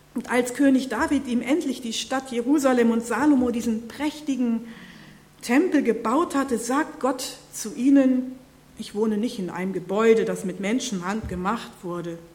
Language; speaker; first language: German; native; German